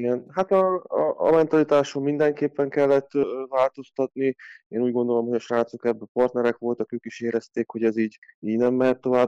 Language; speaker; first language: Hungarian; native; Hungarian